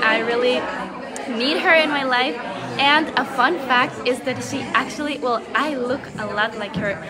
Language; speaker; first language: English; non-native, fluent; Spanish